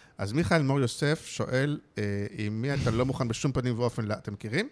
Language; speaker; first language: Hebrew; native; Hebrew